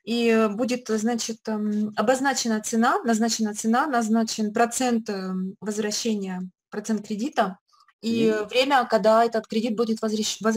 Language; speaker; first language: Russian; native; Russian